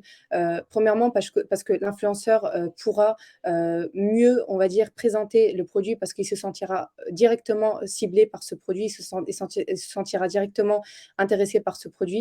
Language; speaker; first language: French; native; French